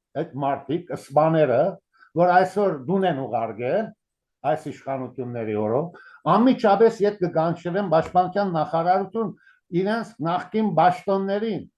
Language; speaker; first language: Armenian; early bilingual, heritage; Armenian